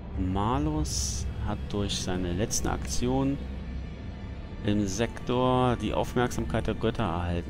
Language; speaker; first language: German; native; German